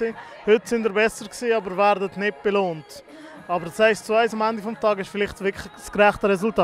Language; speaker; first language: German; native; German